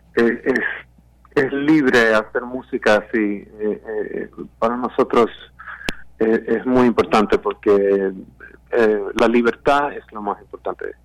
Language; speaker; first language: Spanish; non-native, fluent; Swedish